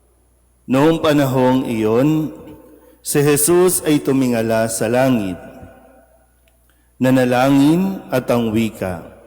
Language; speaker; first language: Filipino; native; Filipino